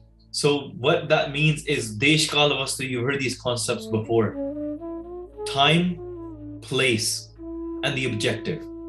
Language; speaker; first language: English; early bilingual, other home language; Punjabi